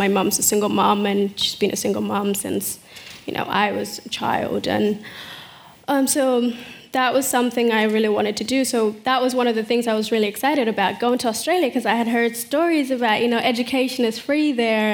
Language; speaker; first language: English; early bilingual, other home language; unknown